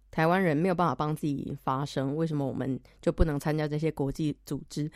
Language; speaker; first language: Chinese; native; Chinese